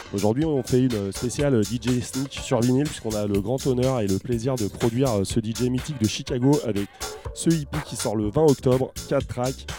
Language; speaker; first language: French; native; French